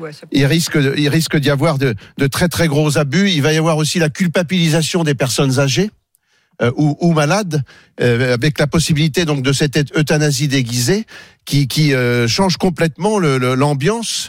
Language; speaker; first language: French; native; French